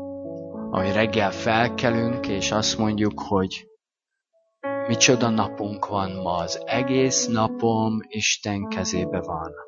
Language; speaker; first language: Hungarian; native; Hungarian